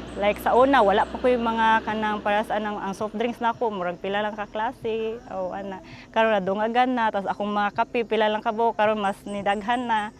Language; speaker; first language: Cebuano; native; Cebuano